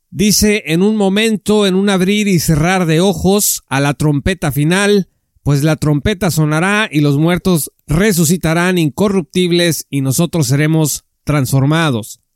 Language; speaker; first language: Spanish; native; Spanish